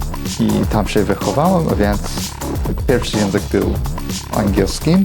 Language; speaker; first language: Polish; non-native, fluent; English